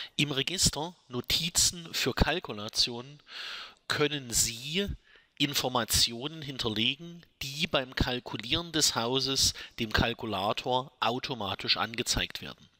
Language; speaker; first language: German; native; German